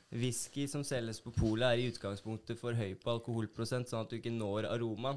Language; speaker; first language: Norwegian; native; Norwegian